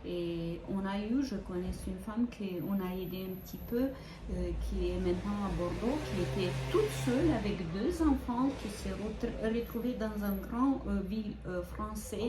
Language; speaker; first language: French; non-native, fluent; Ukrainian